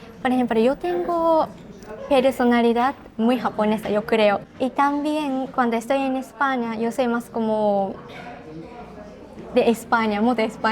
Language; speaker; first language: Spanish; non-native, learner; Japanese